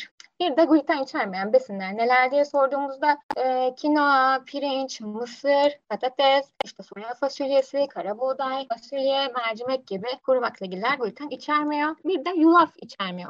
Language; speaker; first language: Turkish; native; Turkish